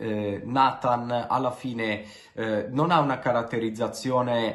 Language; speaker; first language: Italian; native; Italian